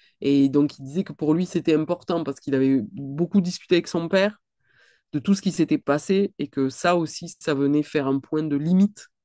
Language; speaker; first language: French; native; French